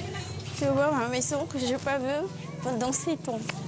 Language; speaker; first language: French; non-native, learner; Filipino